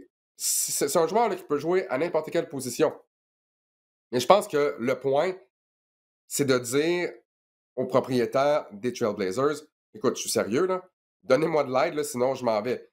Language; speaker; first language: French; native; French